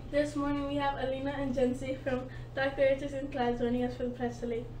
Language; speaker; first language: English; native; English